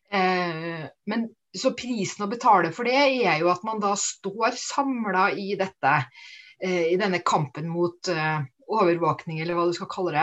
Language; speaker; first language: Norwegian; native; Norwegian